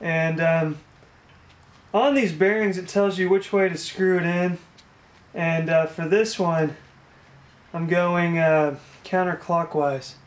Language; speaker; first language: English; native; English